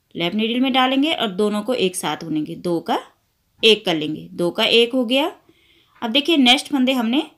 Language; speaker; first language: Hindi; native; Hindi